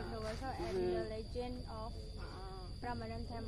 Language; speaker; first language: English; non-native, learner; Indonesian